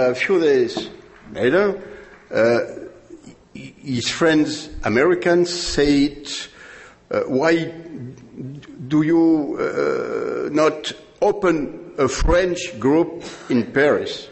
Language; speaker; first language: English; non-native, learner; French